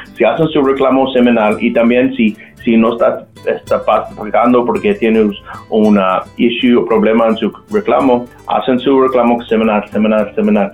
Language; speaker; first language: Spanish; non-native, local second language; English